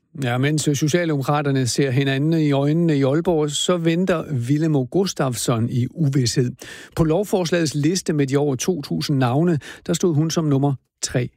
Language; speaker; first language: Danish; native; Danish